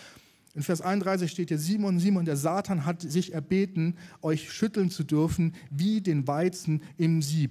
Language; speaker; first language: German; native; German